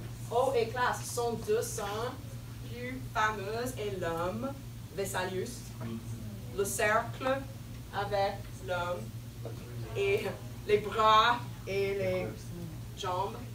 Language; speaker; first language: French; non-native, fluent; English